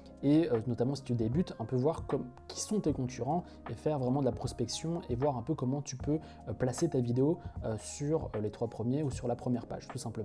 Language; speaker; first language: French; native; French